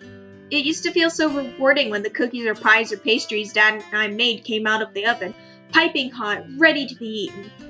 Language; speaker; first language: English; native; English